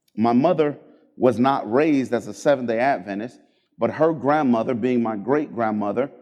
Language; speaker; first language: English; native; English